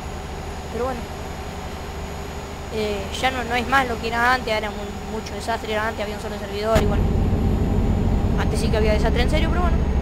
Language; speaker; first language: Spanish; native; Spanish